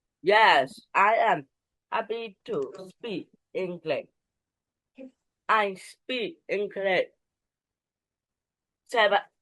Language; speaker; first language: English; non-native, learner; Burmese